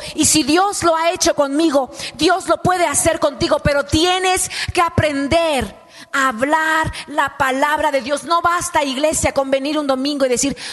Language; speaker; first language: Spanish; native; Spanish